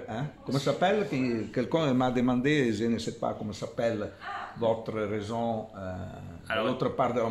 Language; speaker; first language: French; non-native, fluent; Italian